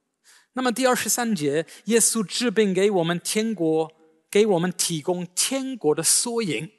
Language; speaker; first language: Chinese; native; Chinese